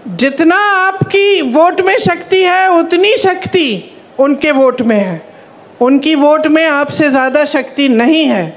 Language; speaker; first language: Hindi; native; Hindi